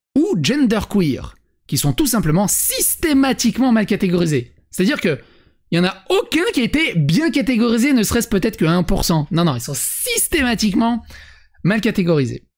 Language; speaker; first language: French; native; French